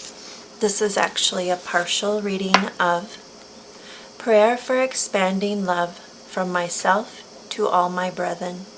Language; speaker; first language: English; native; English